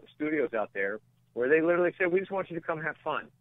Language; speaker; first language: English; native; English